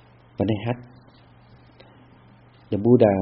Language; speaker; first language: Dutch; non-native, fluent; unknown